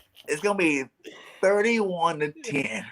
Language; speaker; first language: English; native; English